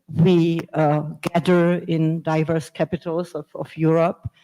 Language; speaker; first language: English; non-native, fluent; Czech